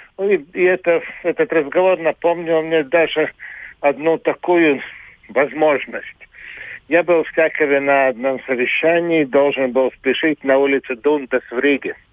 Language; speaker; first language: Russian; non-native, local second language; Latvian